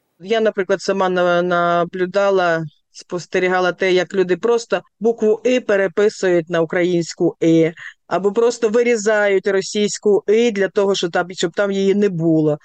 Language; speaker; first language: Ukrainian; native; Ukrainian